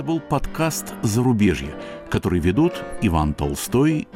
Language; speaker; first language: Russian; native; Russian